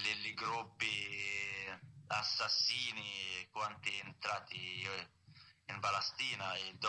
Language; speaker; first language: Italian; non-native, learner; Arabic